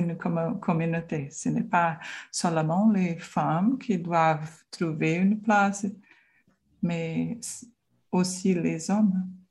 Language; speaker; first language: French; non-native, learner; Portuguese